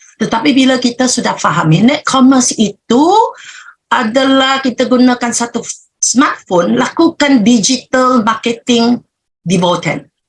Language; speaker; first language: Malay; non-native, local second language; Chinese